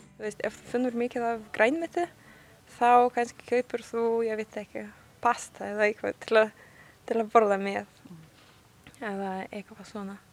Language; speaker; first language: Icelandic; non-native, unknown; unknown